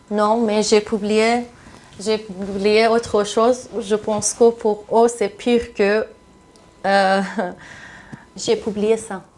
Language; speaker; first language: French; non-native, learner; Persian